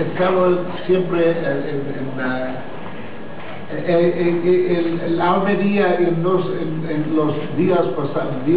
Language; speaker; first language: Spanish; non-native, learner; English